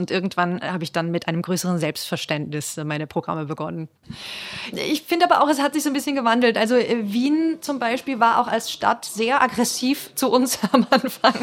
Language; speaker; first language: German; native; German